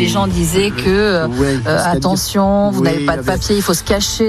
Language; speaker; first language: French; native; French